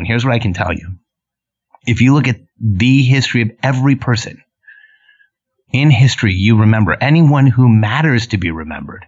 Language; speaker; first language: English; early bilingual, other home language; Spanish